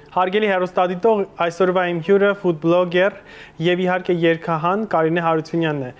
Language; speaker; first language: Armenian; native; Armenian